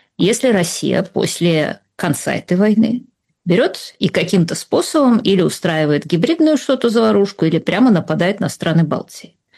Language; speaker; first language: Russian; native; Russian